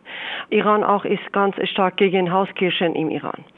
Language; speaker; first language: German; non-native, fluent; Persian